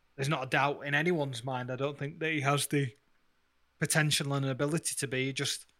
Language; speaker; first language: English; native; English